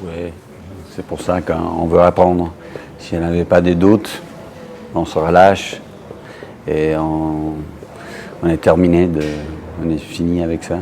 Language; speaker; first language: French; non-native, fluent; English